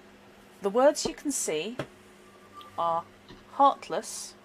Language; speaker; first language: English; native; English